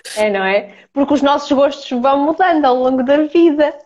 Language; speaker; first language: Portuguese; early bilingual, other home language; Ukrainian